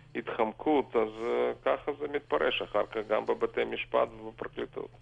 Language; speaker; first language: Hebrew; non-native, fluent; Russian